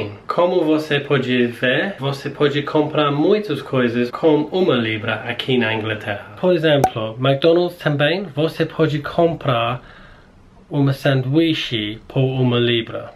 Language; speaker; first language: Portuguese; non-native, learner; English